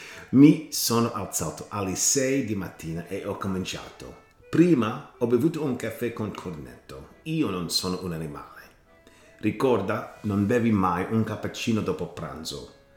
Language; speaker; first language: Italian; non-native, learner; English